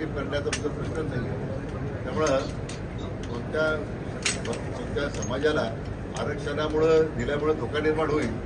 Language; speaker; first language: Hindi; non-native, local second language; Marathi